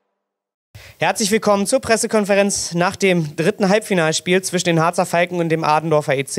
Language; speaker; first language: German; native; German